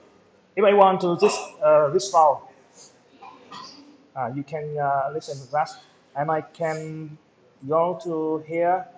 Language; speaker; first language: English; non-native, local second language; Vietnamese